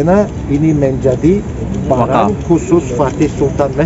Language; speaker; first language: Indonesian; non-native, learner; Turkish